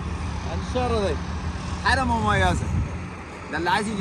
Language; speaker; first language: Arabic; native; Arabic